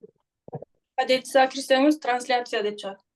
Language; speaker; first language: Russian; non-native, local second language; Kyrgyz